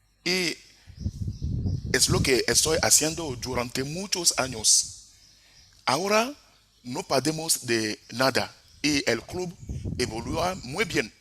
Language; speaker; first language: Spanish; non-native, fluent; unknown